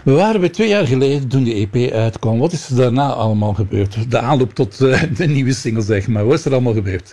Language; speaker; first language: Dutch; native; Dutch